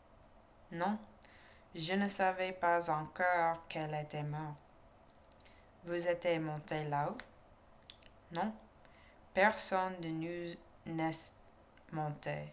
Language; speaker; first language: French; non-native, learner; English